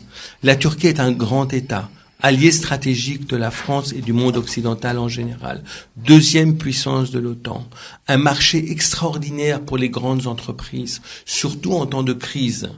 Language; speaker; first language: French; native; French